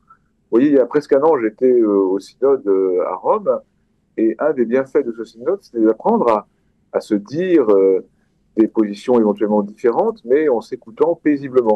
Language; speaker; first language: French; native; French